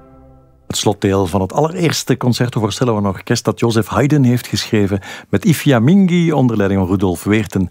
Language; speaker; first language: Dutch; native; Dutch